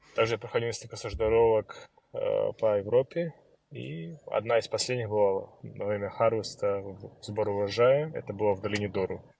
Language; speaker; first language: Russian; early bilingual, other home language; Georgian